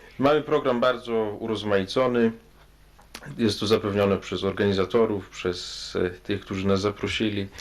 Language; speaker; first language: Polish; native; Polish